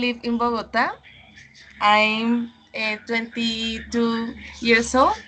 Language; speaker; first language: English; non-native, learner; Spanish